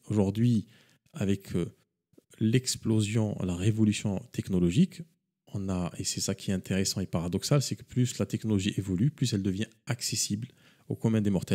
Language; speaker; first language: French; native; French